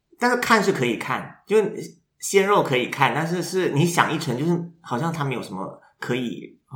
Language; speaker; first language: Chinese; native; Chinese